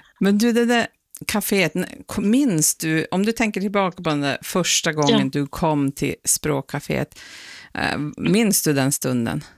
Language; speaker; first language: Swedish; native; Swedish